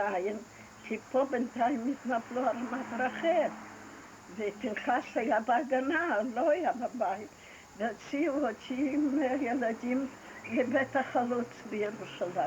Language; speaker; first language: Hebrew; non-native, fluent; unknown